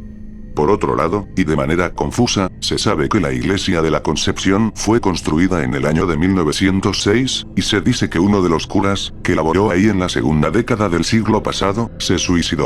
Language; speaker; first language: Spanish; native; Spanish